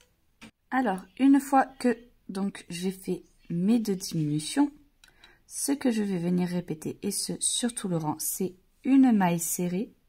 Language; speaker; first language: French; native; French